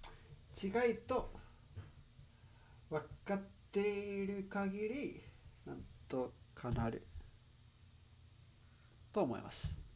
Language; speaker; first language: Japanese; non-native, learner; English